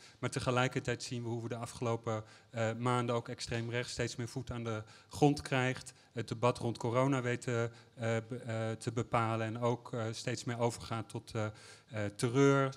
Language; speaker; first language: Dutch; native; Dutch